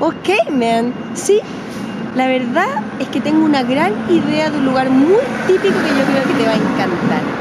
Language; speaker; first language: Spanish; native; Spanish